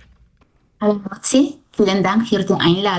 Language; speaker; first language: German; non-native, fluent; Armenian